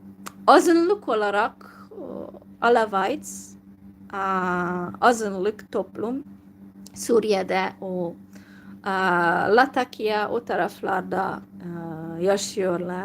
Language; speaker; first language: Turkish; non-native, fluent; Hungarian